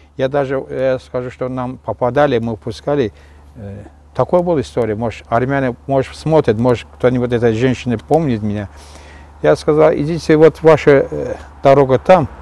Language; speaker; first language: Russian; non-native, local second language; Azerbaijani